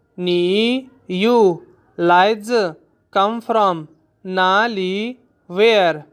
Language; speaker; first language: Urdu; non-native, local second language; Pashto